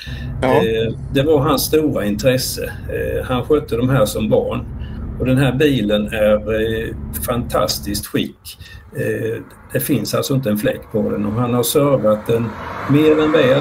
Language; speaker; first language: Swedish; native; Swedish